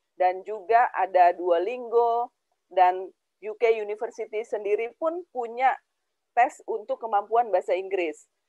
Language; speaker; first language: Indonesian; native; Indonesian